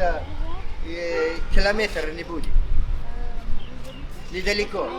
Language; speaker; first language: Russian; non-native, local second language; Tajik